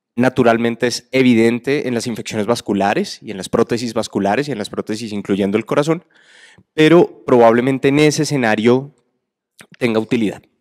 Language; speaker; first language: Spanish; native; Spanish